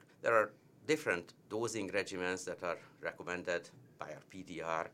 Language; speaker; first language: English; non-native, fluent; Hungarian